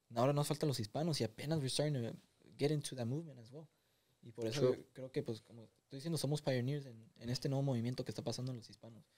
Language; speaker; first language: Spanish; early bilingual, heritage; Spanish